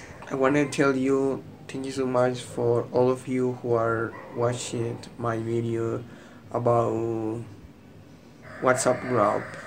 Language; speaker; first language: English; non-native, learner; Spanish